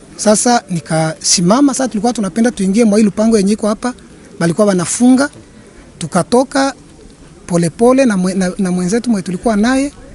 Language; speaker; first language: Swahili; non-native, local second language; Kinyarwanda